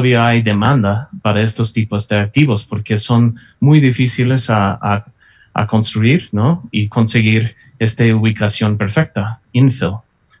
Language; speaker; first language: Spanish; non-native, fluent; English